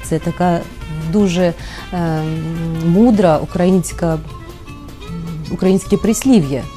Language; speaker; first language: Ukrainian; non-native, local second language; Russian